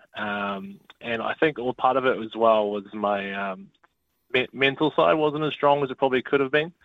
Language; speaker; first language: English; native; English